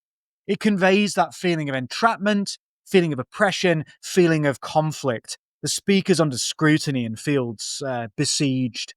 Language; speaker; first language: English; native; English